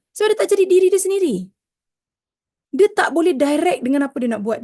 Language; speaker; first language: Malay; native; Malay